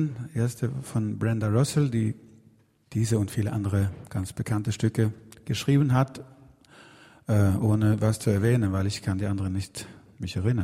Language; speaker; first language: German; non-native, fluent; Swedish